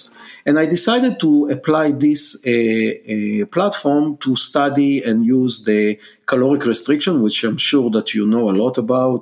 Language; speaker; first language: English; non-native, fluent; Hebrew